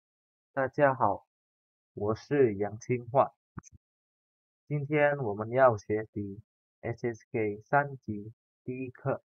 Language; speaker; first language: Chinese; non-native, fluent; Indonesian